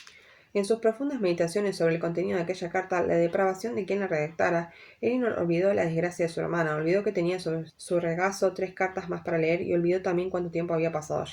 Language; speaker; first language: Spanish; native; Spanish